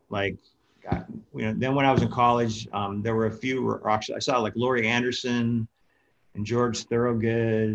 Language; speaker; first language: English; native; English